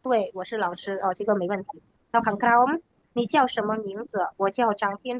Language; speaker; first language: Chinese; non-native, fluent; Khmer